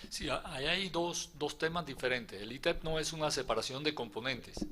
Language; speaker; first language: Spanish; native; Spanish